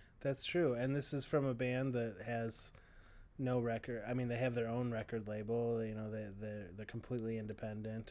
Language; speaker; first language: English; native; English